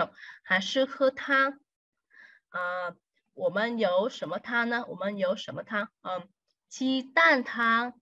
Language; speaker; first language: Chinese; non-native, fluent; Vietnamese